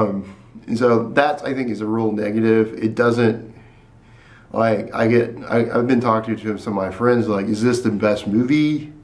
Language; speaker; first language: English; native; English